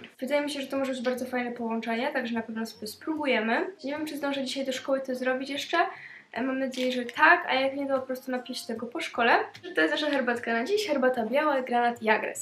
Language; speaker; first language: Polish; native; Polish